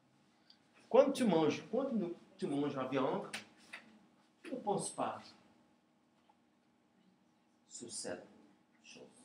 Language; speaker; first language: French; non-native, learner; Portuguese